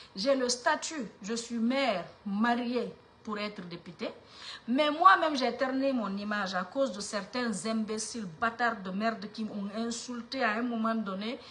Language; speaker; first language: French; non-native, local second language; Mandingo